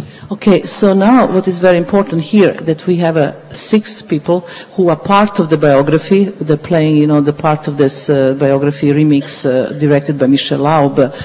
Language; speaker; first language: English; non-native, fluent; Dutch